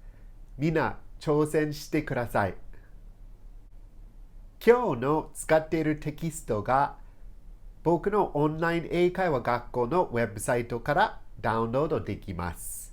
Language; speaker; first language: Japanese; non-native, fluent; English